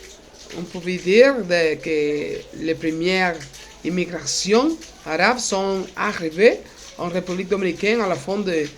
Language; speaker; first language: French; non-native, learner; Spanish